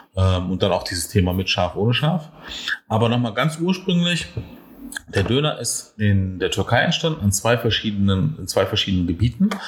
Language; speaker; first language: German; early bilingual, other home language; Turkish